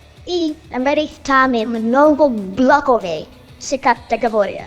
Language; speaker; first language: Bulgarian; non-native, learner; Chinese